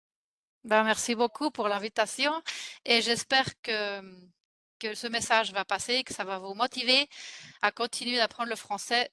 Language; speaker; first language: French; non-native, fluent; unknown